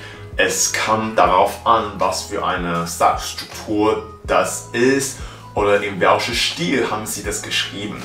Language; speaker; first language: German; non-native, learner; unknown